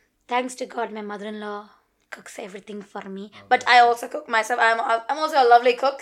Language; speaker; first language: English; non-native, local second language; Malayalam